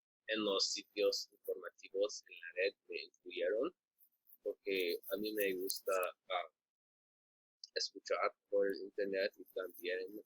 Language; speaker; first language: Spanish; non-native, learner; English